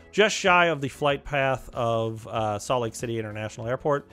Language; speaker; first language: English; native; English